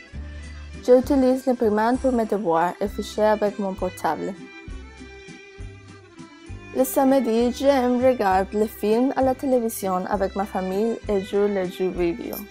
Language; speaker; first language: French; non-native, learner; English